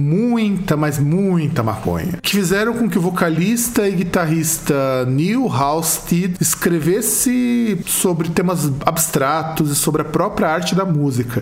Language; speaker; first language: Portuguese; native; Portuguese